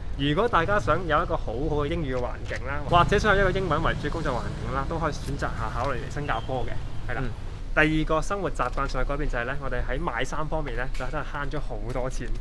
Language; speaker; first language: Cantonese; native; Cantonese